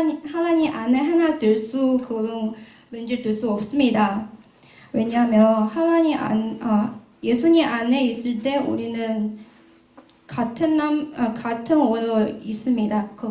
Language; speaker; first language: Korean; non-native, learner; Chinese